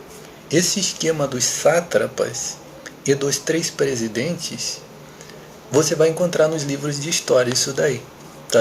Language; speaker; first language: Portuguese; native; Portuguese